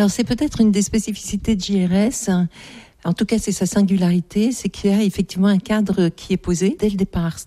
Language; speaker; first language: French; native; French